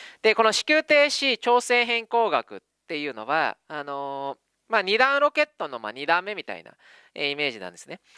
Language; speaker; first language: Japanese; native; Japanese